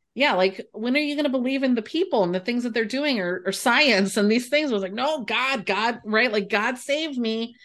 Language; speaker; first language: English; native; English